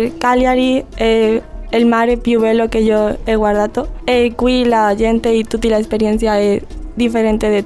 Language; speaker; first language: Italian; non-native, learner; Spanish